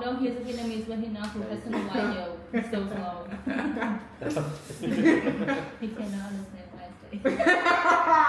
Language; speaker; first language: English; non-native, learner; Vietnamese